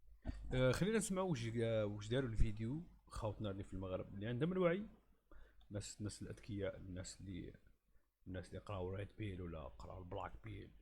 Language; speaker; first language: Arabic; native; Arabic